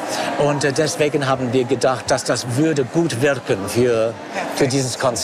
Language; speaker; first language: German; non-native, fluent; English